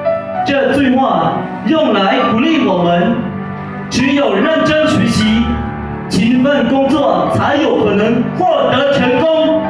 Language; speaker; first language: Chinese; non-native, learner; Lao